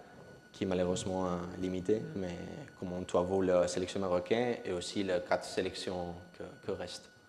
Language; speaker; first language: French; non-native, learner; Spanish